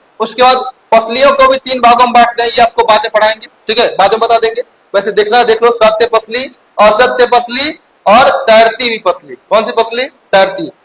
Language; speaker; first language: Hindi; native; Hindi